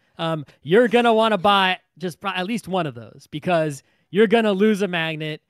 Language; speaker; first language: English; native; English